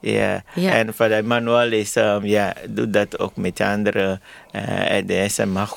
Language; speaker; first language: Dutch; non-native, learner; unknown